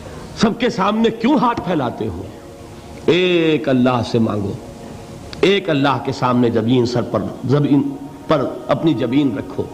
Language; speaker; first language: Urdu; native; Urdu